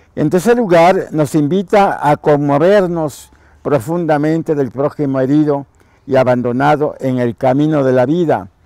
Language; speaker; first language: Spanish; native; Spanish